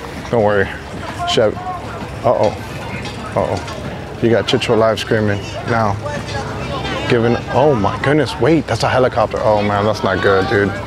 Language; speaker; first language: English; early bilingual, other home language; Spanish